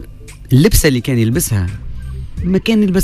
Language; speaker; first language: Arabic; native; Arabic